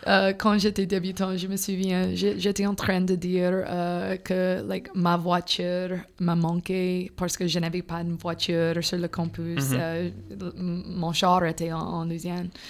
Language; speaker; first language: French; non-native, fluent; English